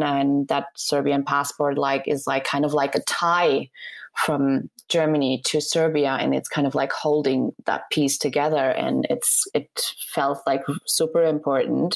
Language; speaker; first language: English; non-native, fluent; Serbian